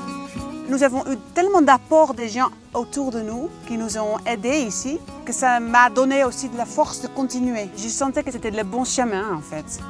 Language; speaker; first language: French; non-native, fluent; Dutch